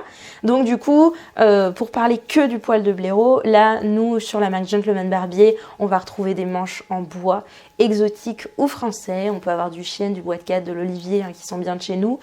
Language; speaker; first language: French; native; French